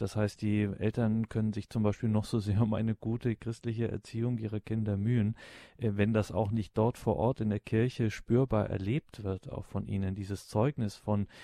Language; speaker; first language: German; native; German